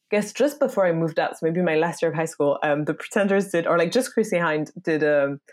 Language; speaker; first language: English; non-native, fluent; French